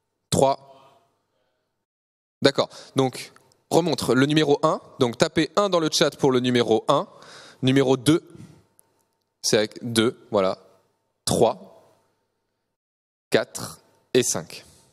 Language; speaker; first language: French; native; French